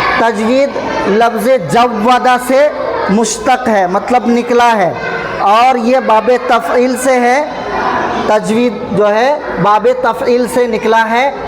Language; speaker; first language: Urdu; native; Urdu